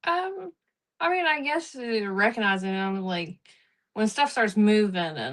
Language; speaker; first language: English; native; English